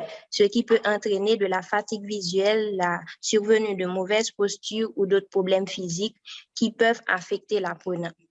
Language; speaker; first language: French; non-native, local second language; Haitian Creole